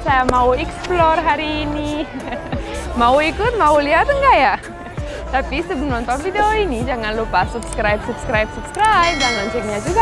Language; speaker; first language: Indonesian; non-native, fluent; Romanian